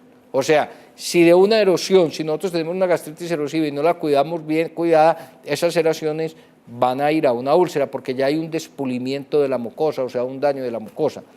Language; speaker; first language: Spanish; native; Spanish